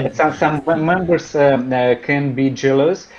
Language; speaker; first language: English; non-native, learner; Russian